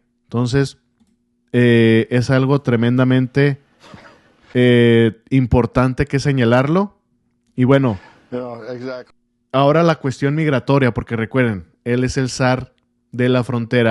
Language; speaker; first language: Spanish; native; Spanish